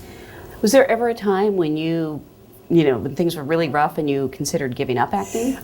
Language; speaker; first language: English; native; English